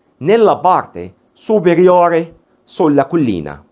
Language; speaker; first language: Italian; non-native, fluent; Arabic